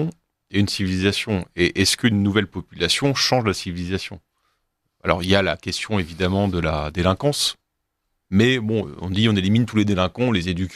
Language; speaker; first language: French; native; French